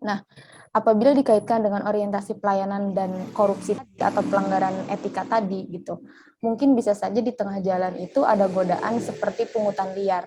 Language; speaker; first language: Indonesian; native; Indonesian